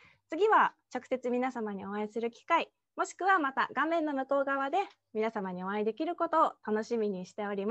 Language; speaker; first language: Japanese; native; Japanese